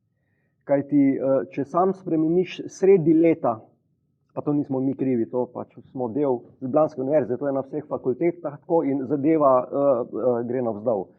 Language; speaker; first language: Slovenian; native; Slovenian